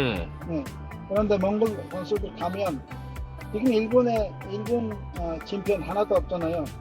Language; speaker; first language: Korean; non-native, learner; Mongolian